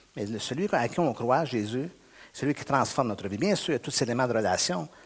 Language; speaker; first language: French; native; French